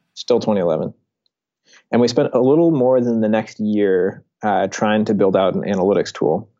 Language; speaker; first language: English; native; English